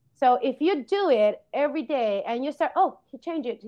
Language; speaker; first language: English; non-native, fluent; Spanish